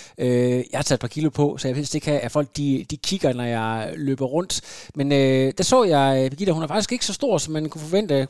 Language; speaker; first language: Danish; native; Danish